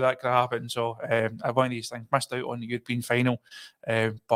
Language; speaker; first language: English; native; English